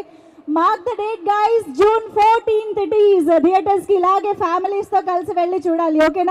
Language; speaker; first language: Telugu; native; Telugu